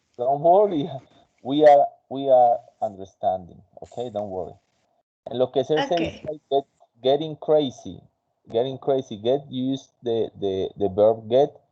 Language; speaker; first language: English; non-native, fluent; Spanish